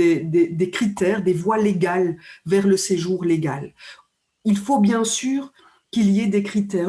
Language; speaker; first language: French; native; French